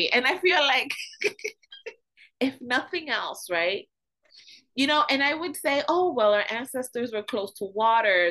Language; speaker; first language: English; native; English